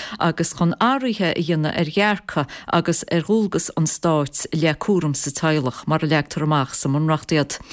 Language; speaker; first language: Irish; native; Irish